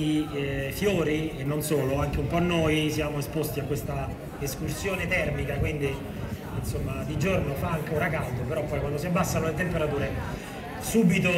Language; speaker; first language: Italian; native; Italian